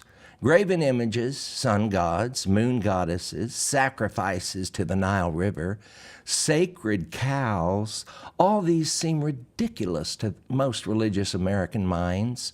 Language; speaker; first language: English; native; English